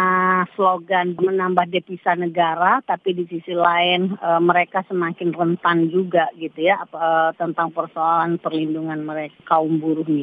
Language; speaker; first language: Indonesian; native; Indonesian